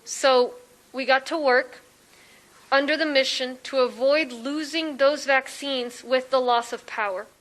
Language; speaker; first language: English; native; English